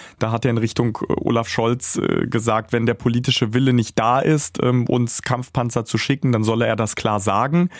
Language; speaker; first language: German; early bilingual, other home language; Russian